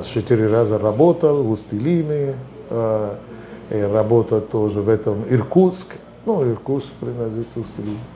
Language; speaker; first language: Russian; non-native, fluent; Spanish